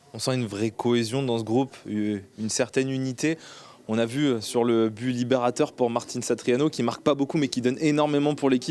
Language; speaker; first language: French; native; French